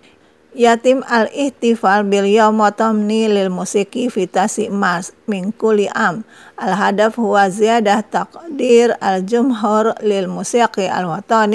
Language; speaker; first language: Arabic; non-native, fluent; Indonesian